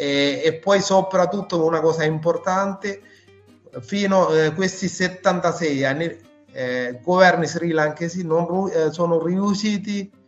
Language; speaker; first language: Italian; non-native, fluent; Sinhala